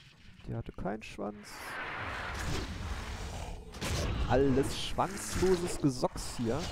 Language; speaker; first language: German; native; German